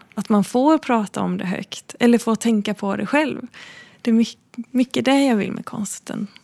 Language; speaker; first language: Swedish; native; Swedish